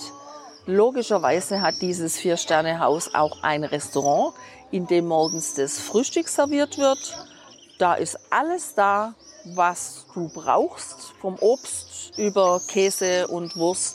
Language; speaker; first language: German; native; German